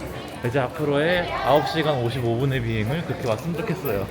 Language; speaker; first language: Korean; native; Korean